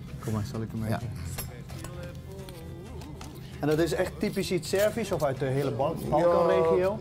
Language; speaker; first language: Dutch; native; Dutch